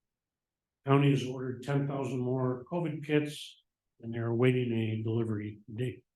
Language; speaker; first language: English; native; English